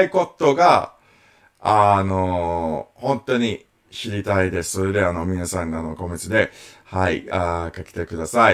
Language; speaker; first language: Japanese; non-native, learner; English